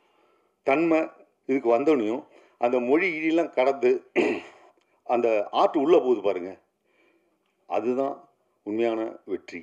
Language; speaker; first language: Tamil; native; Tamil